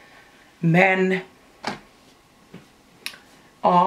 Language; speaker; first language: Swedish; native; Swedish